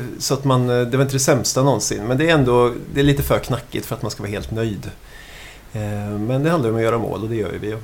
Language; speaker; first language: Swedish; native; Swedish